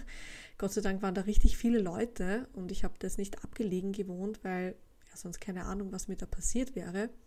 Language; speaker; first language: German; native; German